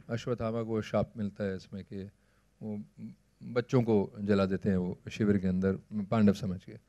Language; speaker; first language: Hindi; native; Hindi